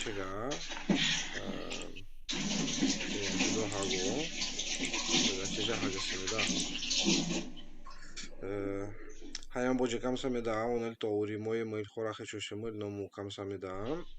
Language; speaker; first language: Korean; non-native, fluent; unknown